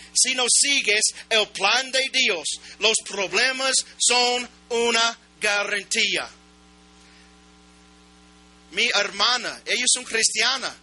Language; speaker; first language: Spanish; non-native, learner; English